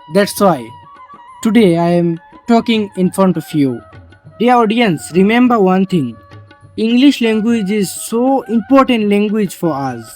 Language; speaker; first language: English; non-native, local second language; Bangla